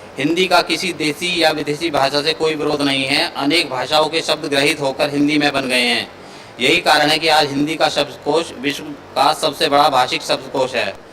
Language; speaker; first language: Hindi; native; Hindi